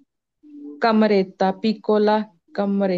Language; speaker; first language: Italian; non-native, learner; Punjabi